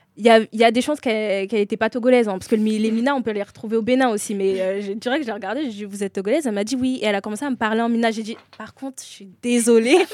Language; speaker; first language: French; native; French